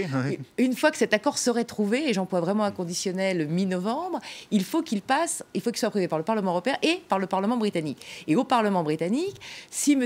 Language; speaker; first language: French; native; French